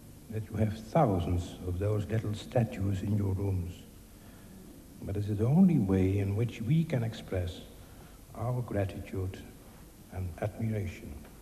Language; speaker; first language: English; non-native, fluent; Dutch